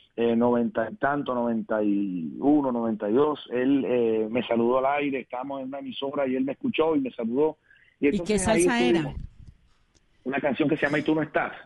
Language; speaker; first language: Spanish; native; Spanish